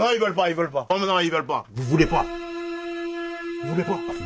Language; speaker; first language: French; native; French